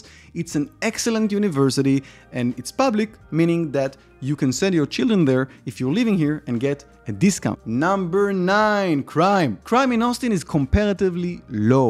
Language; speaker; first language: English; non-native, fluent; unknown